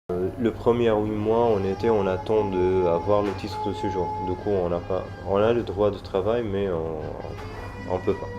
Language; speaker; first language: French; non-native, learner; Arabic